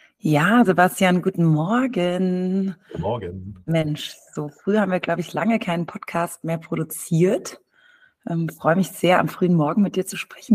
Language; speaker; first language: German; native; German